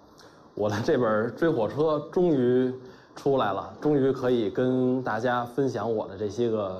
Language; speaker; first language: Chinese; native; Chinese